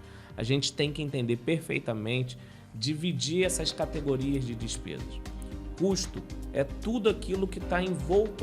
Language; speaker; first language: Portuguese; native; Portuguese